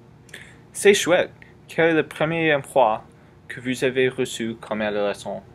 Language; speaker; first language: French; non-native, learner; English